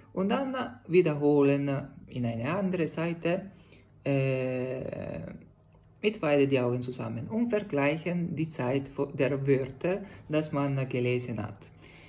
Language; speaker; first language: German; non-native, fluent; Italian